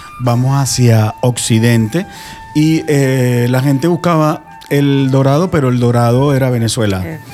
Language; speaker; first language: Spanish; native; Spanish